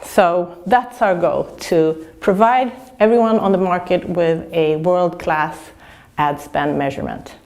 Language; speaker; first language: English; non-native, fluent; Swedish